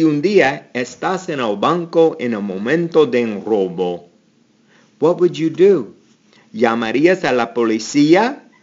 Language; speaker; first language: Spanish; non-native, fluent; English